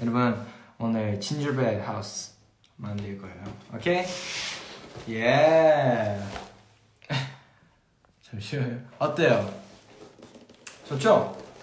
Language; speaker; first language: Korean; early bilingual, heritage; Korean